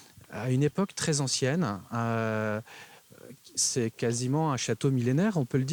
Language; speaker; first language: French; native; French